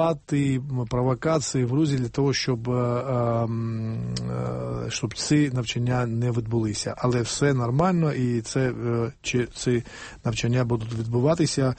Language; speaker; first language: Ukrainian; non-native, fluent; Georgian